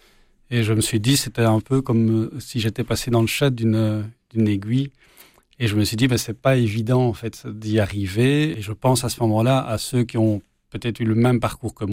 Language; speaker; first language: French; native; French